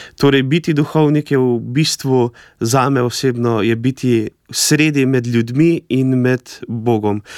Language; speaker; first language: Slovenian; native; Slovenian